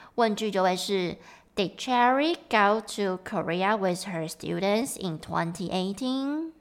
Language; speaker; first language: English; non-native, fluent; Chinese